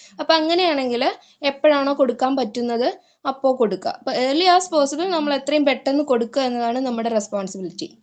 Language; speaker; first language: Malayalam; native; Malayalam